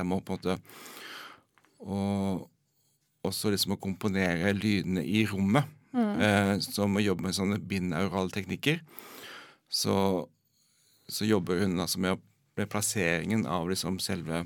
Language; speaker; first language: Norwegian; native; Norwegian